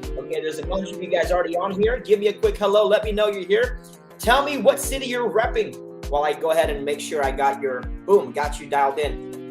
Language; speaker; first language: English; native; English